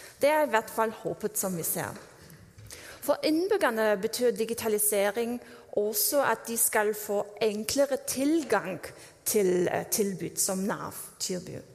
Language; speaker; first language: Norwegian; non-native, fluent; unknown